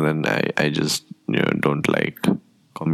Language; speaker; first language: English; non-native, local second language; Tibetan